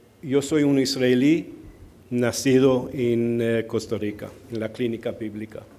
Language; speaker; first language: Spanish; early bilingual, heritage; Spanish